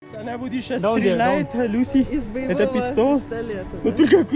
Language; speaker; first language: Russian; non-native, learner; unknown